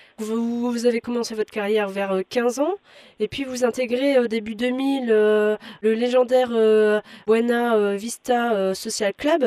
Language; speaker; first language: French; native; French